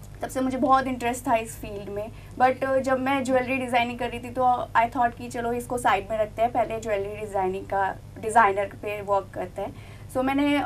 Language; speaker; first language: Hindi; non-native, local second language; Gujarati